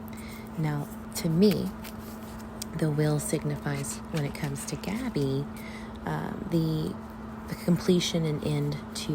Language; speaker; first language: English; native; English